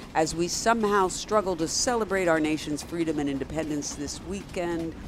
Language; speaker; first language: English; native; English